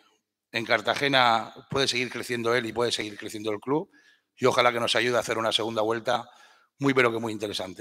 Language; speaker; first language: Spanish; native; Spanish